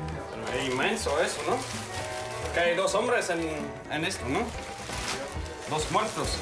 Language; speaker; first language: Spanish; non-native, learner; French